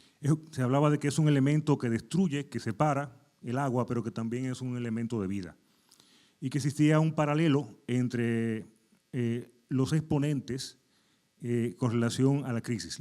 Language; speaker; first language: Spanish; native; Spanish